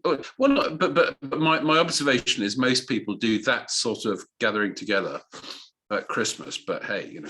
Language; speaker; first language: English; native; English